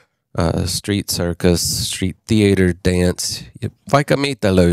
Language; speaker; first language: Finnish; non-native, fluent; English